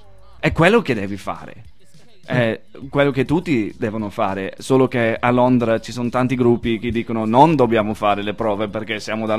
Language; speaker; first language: Italian; non-native, fluent; English